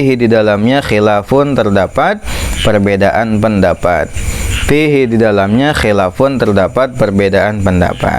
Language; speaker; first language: Indonesian; non-native, local second language; Sundanese